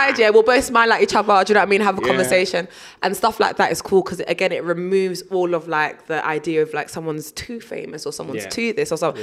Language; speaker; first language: English; native; English